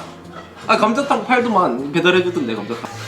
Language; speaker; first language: Korean; native; Korean